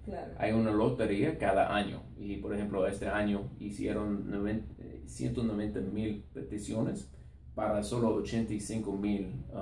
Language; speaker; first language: Spanish; non-native, fluent; English